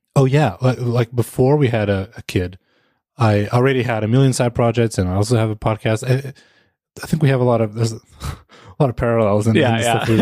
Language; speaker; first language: English; non-native, fluent; Portuguese